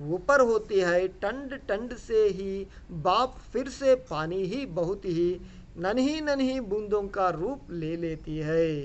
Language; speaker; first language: Hindi; non-native, local second language; Telugu